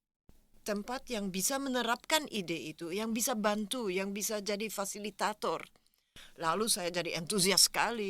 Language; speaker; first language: Indonesian; non-native, fluent; Dutch